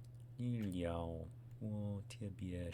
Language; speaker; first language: Chinese; non-native, learner; English